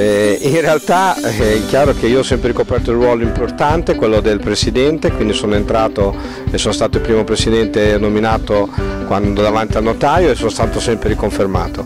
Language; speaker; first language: Italian; native; Italian